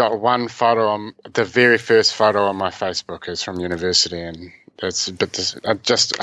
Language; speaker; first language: English; native; English